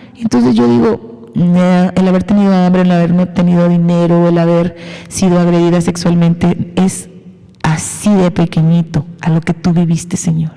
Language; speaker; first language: Spanish; native; Spanish